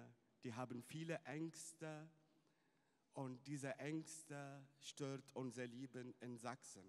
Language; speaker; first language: German; non-native, fluent; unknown